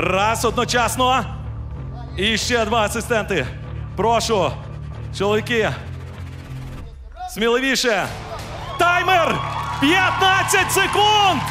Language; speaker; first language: Ukrainian; native; Ukrainian